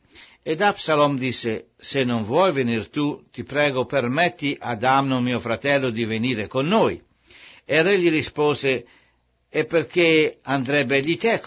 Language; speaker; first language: Italian; native; Italian